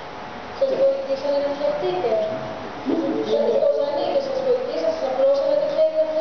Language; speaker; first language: Greek; native; Greek